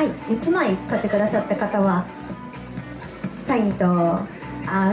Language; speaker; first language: Japanese; native; Japanese